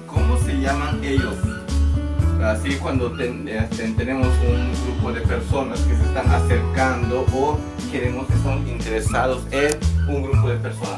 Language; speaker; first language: Spanish; non-native, local second language; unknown